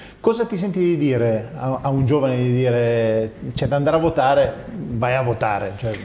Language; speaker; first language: Italian; native; Italian